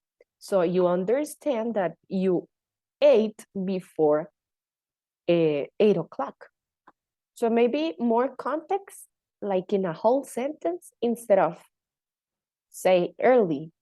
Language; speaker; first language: English; non-native, fluent; Spanish